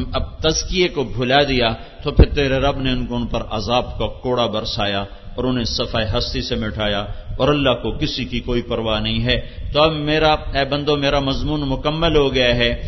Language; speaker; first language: Urdu; non-native, local second language; Punjabi